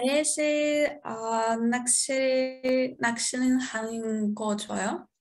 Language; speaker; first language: Korean; non-native, learner; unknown